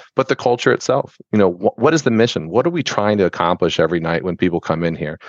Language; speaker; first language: English; native; English